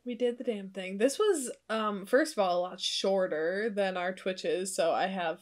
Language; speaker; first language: English; native; English